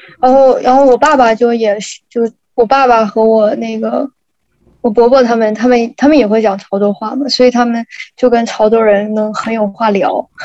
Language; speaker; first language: Chinese; native; Chinese